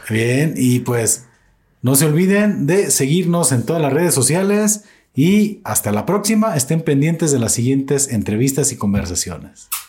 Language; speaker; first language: Spanish; native; Spanish